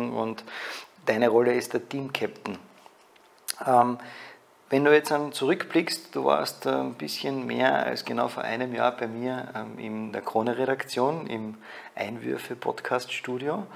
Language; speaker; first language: German; native; German